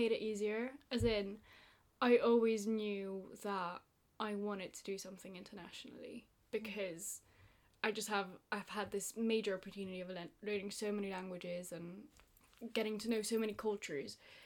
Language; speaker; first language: English; non-native, fluent; Italian